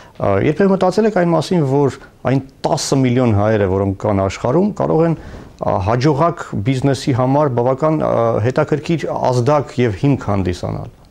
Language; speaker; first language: Armenian; native; Armenian